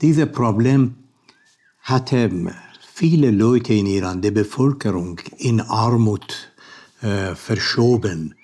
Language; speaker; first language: German; non-native, learner; Persian